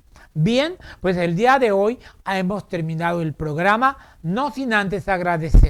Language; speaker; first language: Spanish; native; Spanish